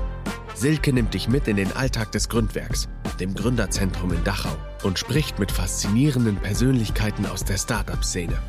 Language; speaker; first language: German; native; German